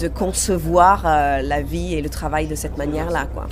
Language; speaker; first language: French; non-native, fluent; English